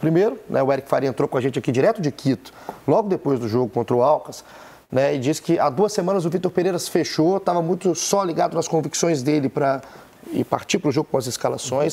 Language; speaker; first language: Portuguese; native; Portuguese